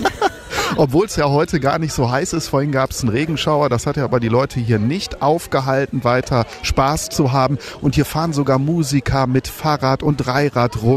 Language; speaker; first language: German; native; German